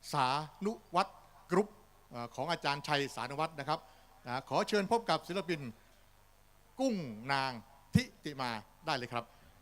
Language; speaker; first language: Thai; native; Thai